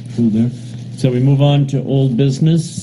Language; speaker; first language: English; native; English